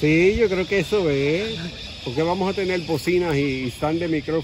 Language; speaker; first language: Spanish; native; Spanish